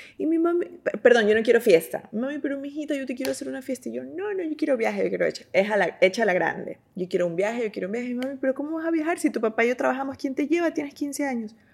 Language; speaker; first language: Spanish; native; Spanish